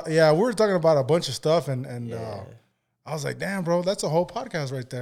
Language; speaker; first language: English; early bilingual, other home language; Spanish